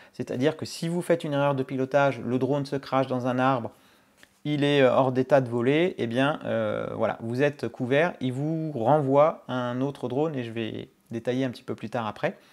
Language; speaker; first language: French; native; French